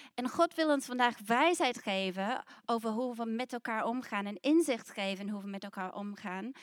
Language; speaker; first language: Dutch; non-native, fluent; English